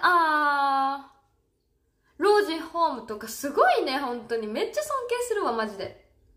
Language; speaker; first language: Japanese; native; Japanese